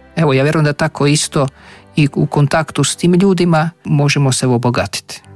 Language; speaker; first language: Croatian; native; Croatian